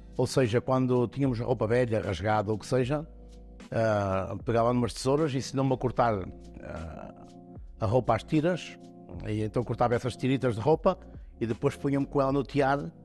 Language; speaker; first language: Portuguese; native; Portuguese